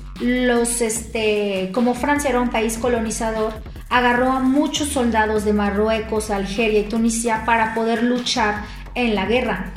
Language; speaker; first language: Spanish; non-native, fluent; French